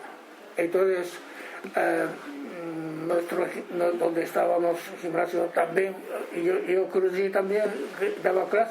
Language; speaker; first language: Spanish; non-native, learner; Japanese